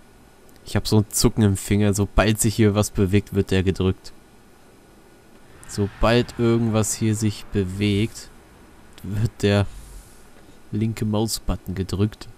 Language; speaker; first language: German; native; German